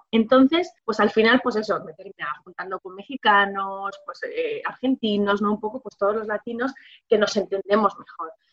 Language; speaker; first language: Spanish; native; Spanish